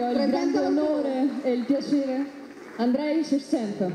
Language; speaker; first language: Italian; early bilingual, other home language; Ukrainian